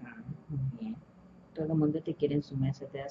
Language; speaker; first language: Spanish; native; Spanish